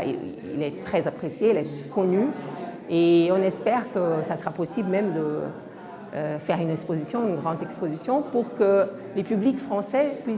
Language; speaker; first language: French; non-native, fluent; Portuguese